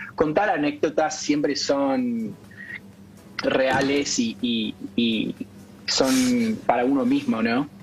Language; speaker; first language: Spanish; non-native, fluent; English